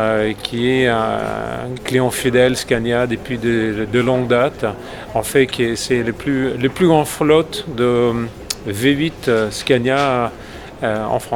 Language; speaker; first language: French; non-native, fluent; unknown